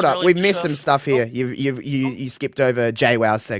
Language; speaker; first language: English; native; English